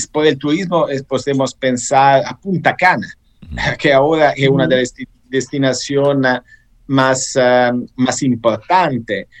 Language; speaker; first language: Spanish; non-native, fluent; Italian